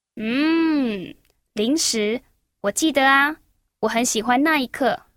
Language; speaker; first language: Chinese; native; Chinese